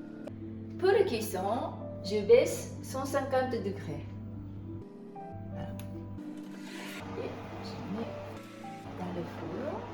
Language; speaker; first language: French; non-native, fluent; Japanese